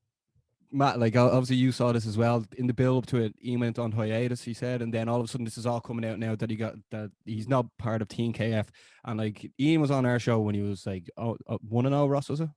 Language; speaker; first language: English; native; English